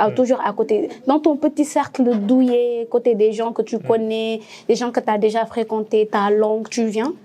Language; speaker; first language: French; non-native, local second language; Wolof